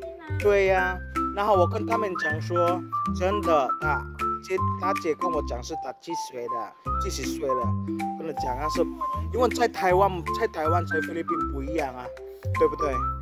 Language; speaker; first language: Chinese; non-native, fluent; Filipino